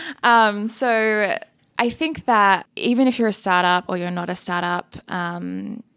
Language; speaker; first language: English; native; English